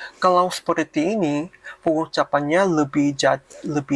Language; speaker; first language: Indonesian; non-native, fluent; Korean